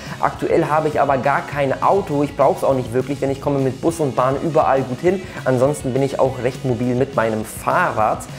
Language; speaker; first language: German; early bilingual, other home language; Polish